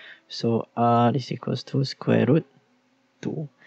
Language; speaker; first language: English; non-native, local second language; Malay